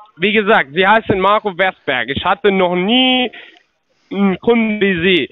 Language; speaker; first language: German; non-native, learner; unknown